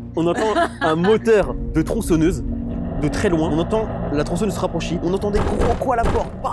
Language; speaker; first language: French; native; French